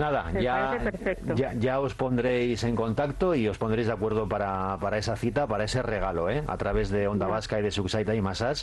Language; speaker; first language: Spanish; native; Spanish